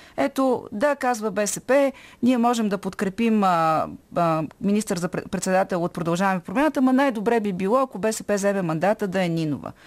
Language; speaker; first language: Bulgarian; native; Bulgarian